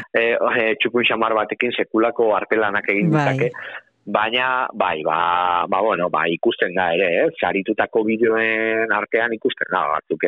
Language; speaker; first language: Basque; native; Basque